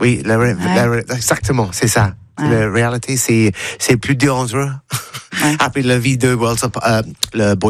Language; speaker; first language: French; non-native, learner; English